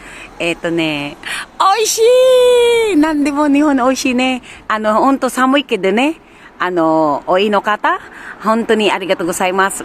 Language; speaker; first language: Japanese; non-native, learner; Filipino